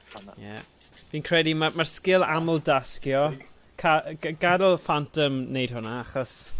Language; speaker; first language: Welsh; non-native, local second language; English